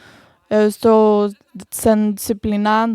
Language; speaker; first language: Portuguese; non-native, fluent; English